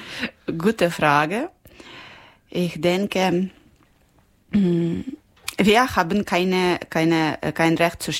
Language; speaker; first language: German; non-native, learner; Ukrainian